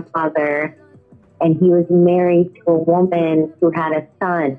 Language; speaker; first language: English; native; English